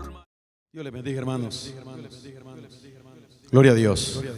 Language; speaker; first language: Spanish; native; Spanish